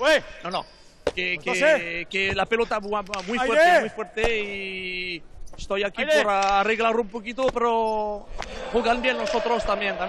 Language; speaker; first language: Spanish; non-native, learner; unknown